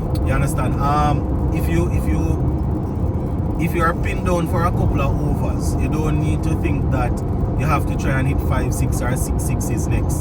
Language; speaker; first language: English; native; English